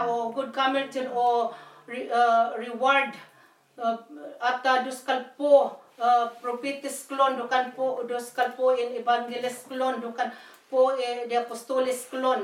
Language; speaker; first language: Swedish; non-native, learner; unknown